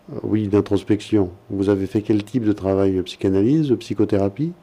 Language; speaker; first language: French; native; French